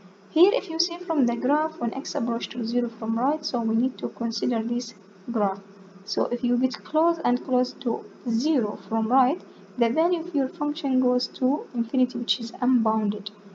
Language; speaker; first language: English; non-native, fluent; Arabic